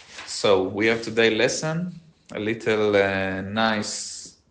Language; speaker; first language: English; non-native, learner; Hebrew